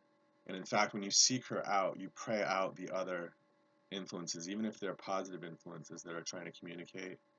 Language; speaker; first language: English; native; English